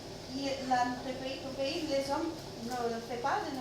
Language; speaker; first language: French; non-native, learner; Portuguese